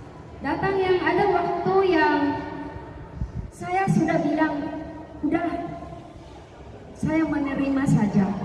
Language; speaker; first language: Indonesian; non-native, learner; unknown